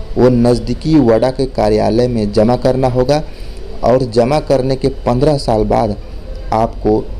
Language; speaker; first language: Hindi; native; Hindi